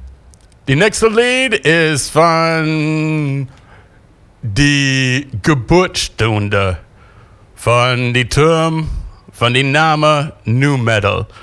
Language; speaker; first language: German; non-native, learner; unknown